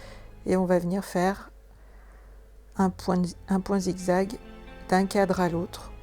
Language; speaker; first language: French; native; French